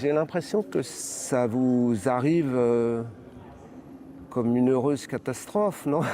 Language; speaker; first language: French; native; French